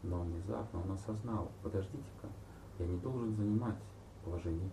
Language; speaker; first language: Russian; native; Russian